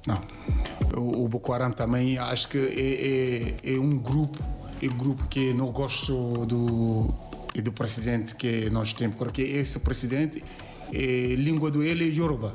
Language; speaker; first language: Portuguese; non-native, learner; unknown